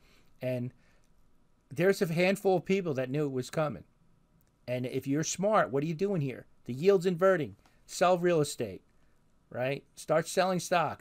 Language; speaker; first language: English; native; English